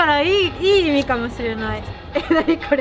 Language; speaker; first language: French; non-native, learner; Japanese